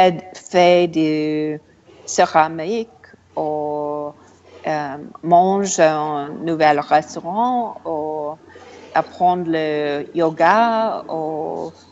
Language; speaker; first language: French; non-native, learner; English